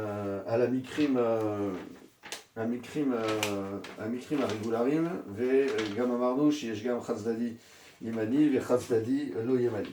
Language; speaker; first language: Hebrew; non-native, fluent; French